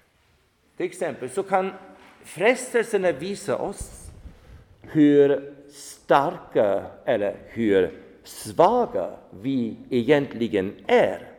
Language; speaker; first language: Swedish; non-native, fluent; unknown